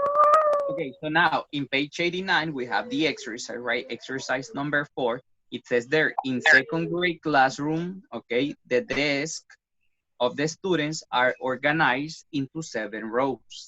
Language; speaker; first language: English; non-native, fluent; Spanish